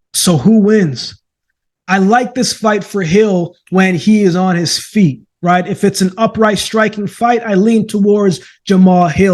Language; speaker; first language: English; native; English